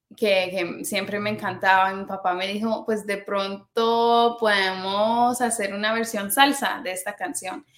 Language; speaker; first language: Spanish; early bilingual, heritage; Spanish